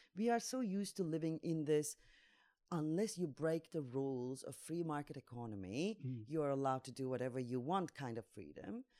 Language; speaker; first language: English; non-native, fluent; Turkish